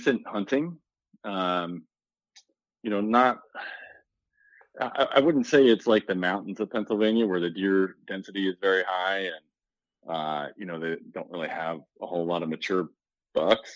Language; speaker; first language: English; native; English